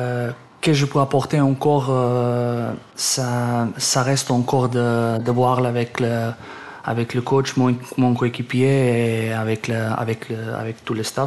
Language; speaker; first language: French; non-native, learner; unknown